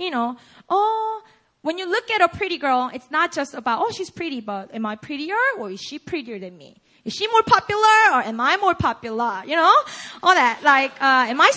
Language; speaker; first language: English; non-native, fluent; Korean